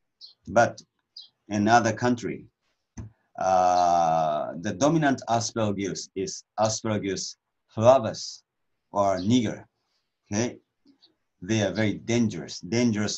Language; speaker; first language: English; non-native, learner; Japanese